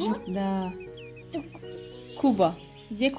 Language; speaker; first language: Russian; non-native, local second language; Tajik